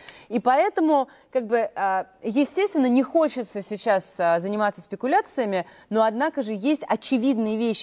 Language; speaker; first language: Russian; native; Russian